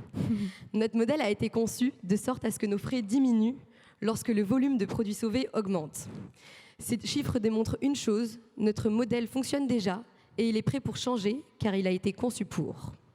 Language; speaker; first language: French; native; French